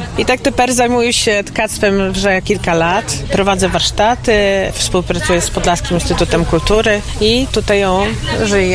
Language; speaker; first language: Polish; non-native, local second language; Ukrainian